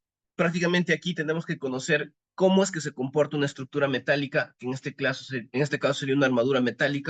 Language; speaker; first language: Spanish; native; Spanish